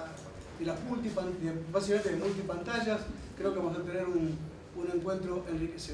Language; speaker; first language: Spanish; native; Spanish